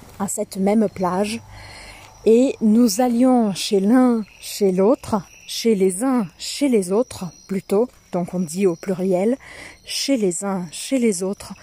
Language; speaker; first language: French; non-native, fluent; Portuguese